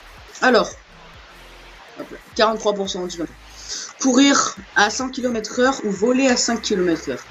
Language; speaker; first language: French; native; French